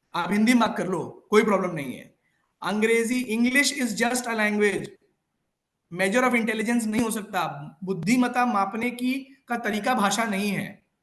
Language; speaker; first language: Hindi; native; Hindi